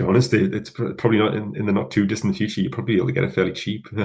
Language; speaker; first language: English; native; English